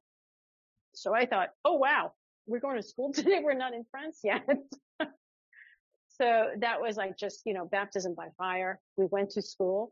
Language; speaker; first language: English; early bilingual, other home language; French